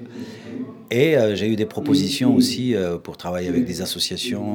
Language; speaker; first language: French; non-native, local second language; Arabic